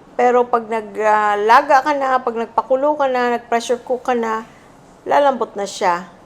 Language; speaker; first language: Filipino; native; Filipino